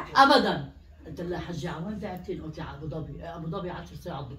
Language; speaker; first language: Arabic; native; Arabic